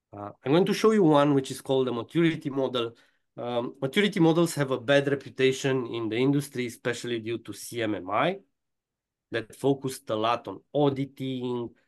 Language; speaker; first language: English; non-native, fluent; Romanian